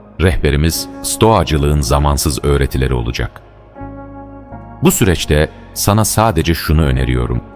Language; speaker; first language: Turkish; native; Turkish